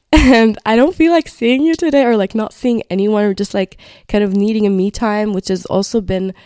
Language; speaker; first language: English; non-native, fluent; Arabic